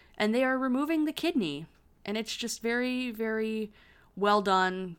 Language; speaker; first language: English; native; English